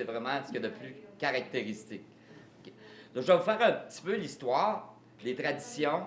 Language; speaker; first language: French; native; French